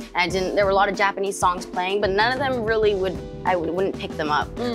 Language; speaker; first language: English; native; English